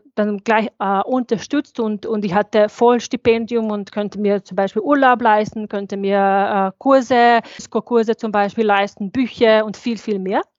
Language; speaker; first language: German; non-native, fluent; Bosnian